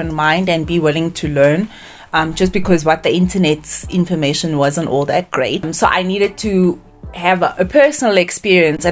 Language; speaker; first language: English; native; English